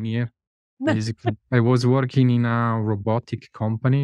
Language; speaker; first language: English; non-native, fluent; Italian